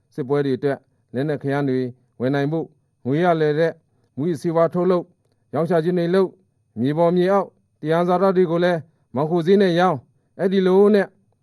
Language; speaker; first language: Burmese; non-native, local second language; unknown